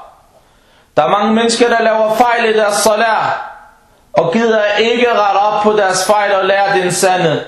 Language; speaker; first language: Danish; early bilingual, other home language; Arabic